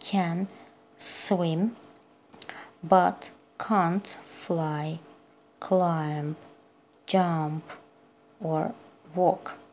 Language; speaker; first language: English; non-native, fluent; Azerbaijani